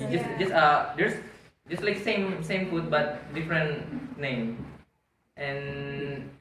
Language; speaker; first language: English; non-native, learner; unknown